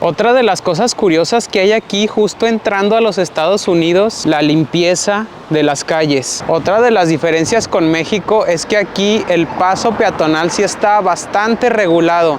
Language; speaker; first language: Spanish; native; Spanish